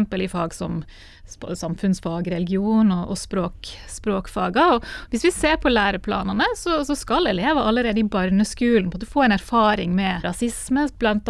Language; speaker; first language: Norwegian; native; Norwegian